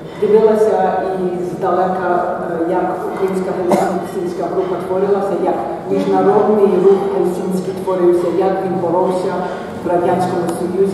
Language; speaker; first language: Ukrainian; early bilingual, heritage; Ukrainian